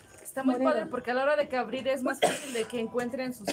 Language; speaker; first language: Spanish; native; Spanish